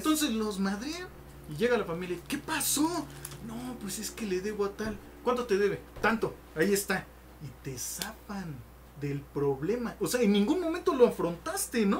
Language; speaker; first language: Spanish; native; Spanish